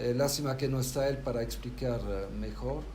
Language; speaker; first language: Spanish; non-native, fluent; French